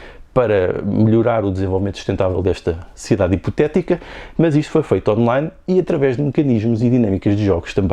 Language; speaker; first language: Portuguese; native; Portuguese